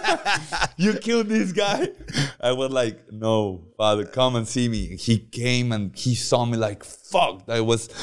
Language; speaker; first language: English; non-native, learner; Spanish